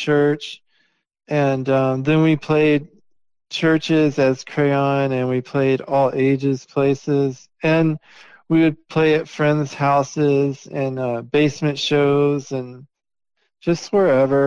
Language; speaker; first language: English; native; English